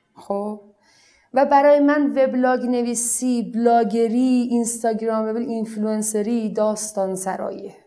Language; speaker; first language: Persian; non-native, local second language; Arabic